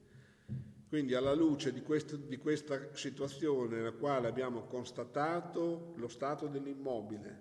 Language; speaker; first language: Italian; native; Italian